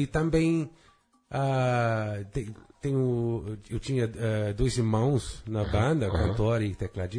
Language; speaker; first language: Portuguese; non-native, fluent; English